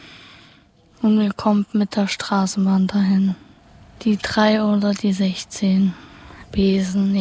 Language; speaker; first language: German; native; German